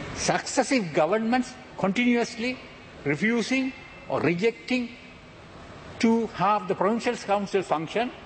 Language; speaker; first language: English; non-native, local second language; Tamil